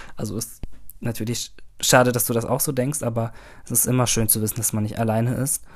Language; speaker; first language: German; early bilingual, other home language; Turkish